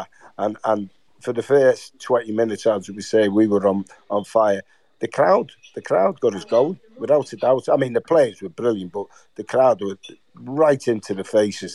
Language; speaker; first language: English; native; English